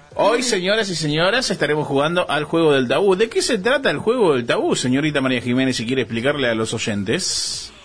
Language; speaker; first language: Spanish; native; Spanish